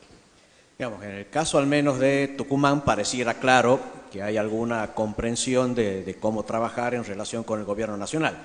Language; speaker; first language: Spanish; native; Spanish